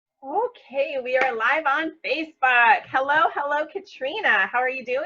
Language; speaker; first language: English; native; English